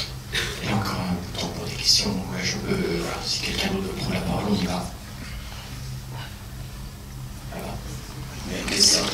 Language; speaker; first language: French; native; French